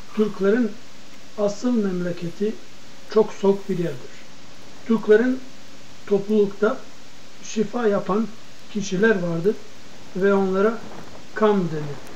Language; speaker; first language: Turkish; non-native, learner; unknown